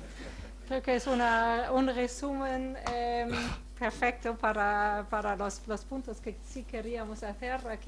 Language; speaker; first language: Spanish; non-native, fluent; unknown